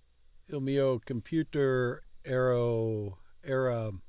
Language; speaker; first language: Italian; non-native, learner; English